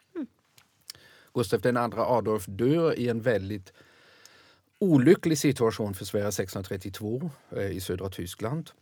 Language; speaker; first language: Swedish; non-native, fluent; German